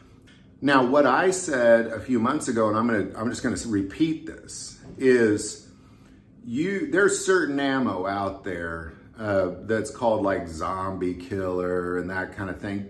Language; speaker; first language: English; native; English